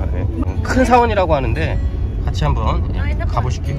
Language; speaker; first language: Korean; native; Korean